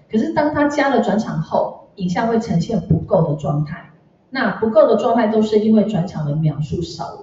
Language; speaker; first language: Chinese; native; Chinese